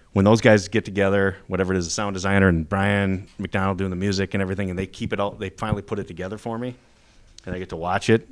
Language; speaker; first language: English; native; English